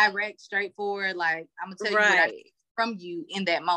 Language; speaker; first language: English; native; English